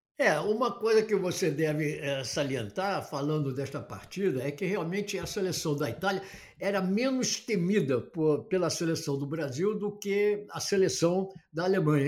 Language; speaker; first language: Portuguese; native; Portuguese